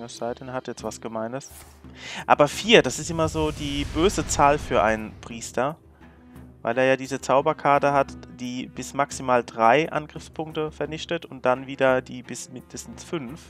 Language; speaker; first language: German; native; German